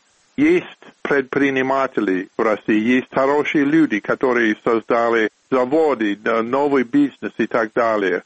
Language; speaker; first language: Russian; non-native, fluent; English